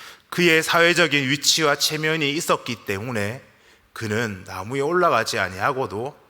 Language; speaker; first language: Korean; native; Korean